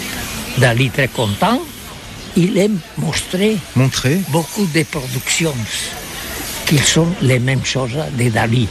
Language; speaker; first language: French; non-native, learner; Catalan